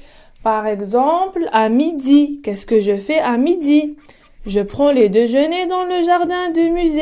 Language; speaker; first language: French; non-native, local second language; Arabic